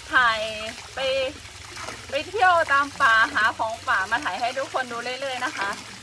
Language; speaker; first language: Thai; non-native, local second language; Akha